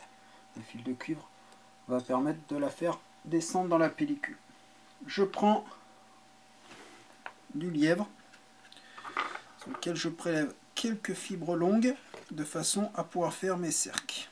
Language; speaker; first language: French; native; French